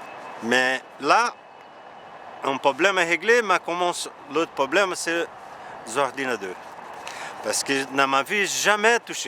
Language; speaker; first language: French; non-native, learner; Portuguese